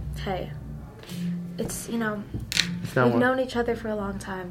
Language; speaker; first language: English; early bilingual, other home language; Min Nan Chinese